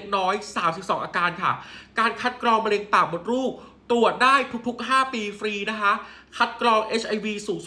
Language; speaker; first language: Thai; native; Thai